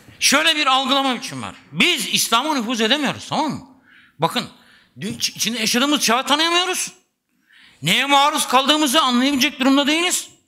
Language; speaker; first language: Turkish; native; Turkish